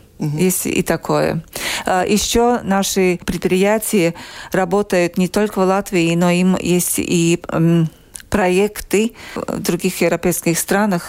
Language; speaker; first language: Russian; non-native, local second language; Latvian